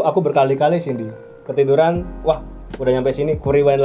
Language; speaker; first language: Indonesian; native; Indonesian